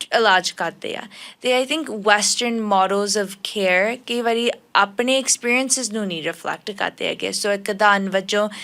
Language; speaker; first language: Punjabi; early bilingual, heritage; Punjabi